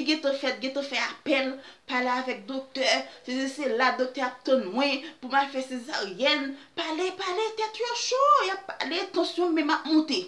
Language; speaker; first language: French; non-native, learner; Haitian Creole